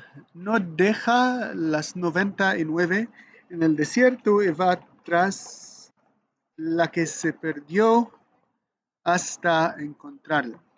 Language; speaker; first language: Spanish; non-native, learner; Arabic